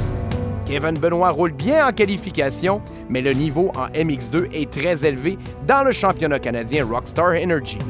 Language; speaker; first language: French; native; French